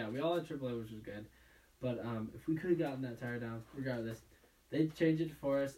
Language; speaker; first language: English; native; English